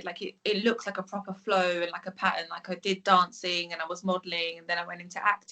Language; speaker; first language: English; native; English